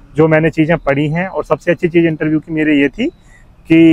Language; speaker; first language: Hindi; native; Hindi